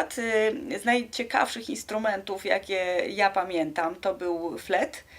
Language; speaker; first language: Polish; native; Polish